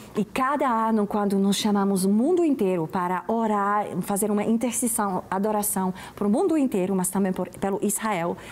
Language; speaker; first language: Portuguese; non-native, fluent; Slovak